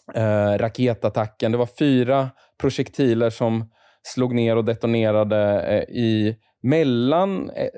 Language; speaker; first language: Swedish; native; Swedish